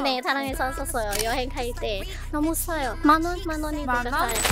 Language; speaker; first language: Korean; non-native, learner; Vietnamese